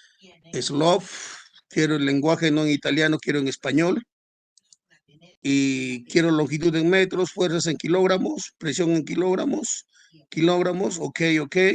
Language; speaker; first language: Spanish; native; Spanish